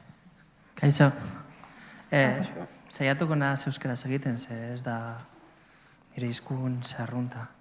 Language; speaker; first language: Basque; non-native, learner; Spanish